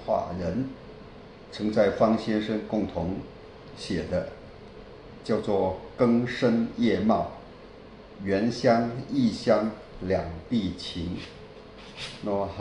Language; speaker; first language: Chinese; non-native, local second language; Min Nan Chinese